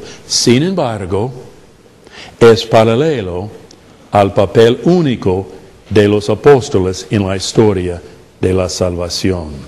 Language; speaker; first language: Spanish; non-native, fluent; English